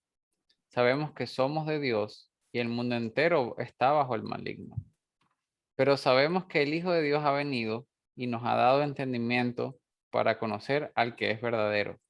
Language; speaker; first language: Spanish; native; Spanish